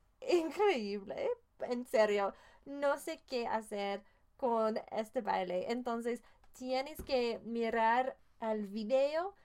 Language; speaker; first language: Spanish; non-native, fluent; English